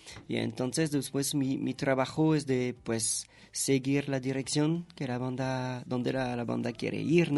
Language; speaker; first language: Spanish; non-native, fluent; French